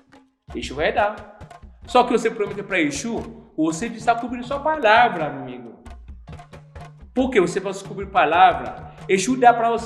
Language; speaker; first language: Portuguese; non-native, learner; Yoruba